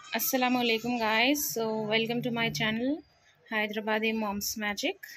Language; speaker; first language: Hindi; non-native, local second language; Urdu